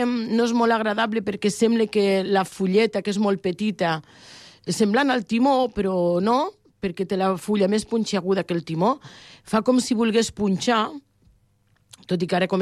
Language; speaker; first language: Catalan; native; Catalan